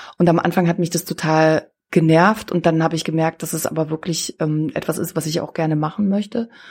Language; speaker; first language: German; early bilingual, other home language; Swiss German